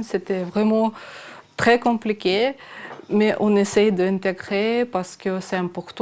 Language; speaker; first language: French; non-native, learner; Ukrainian